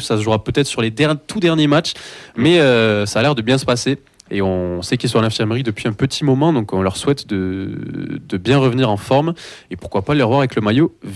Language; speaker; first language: French; native; French